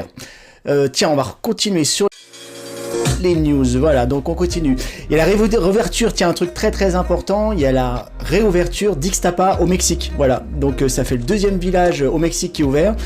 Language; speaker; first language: French; native; French